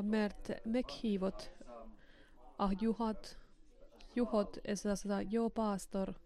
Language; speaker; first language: Hungarian; non-native, learner; Finnish